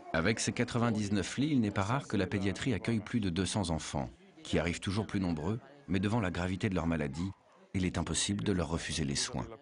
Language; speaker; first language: French; native; French